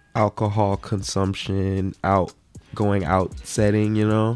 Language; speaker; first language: English; native; English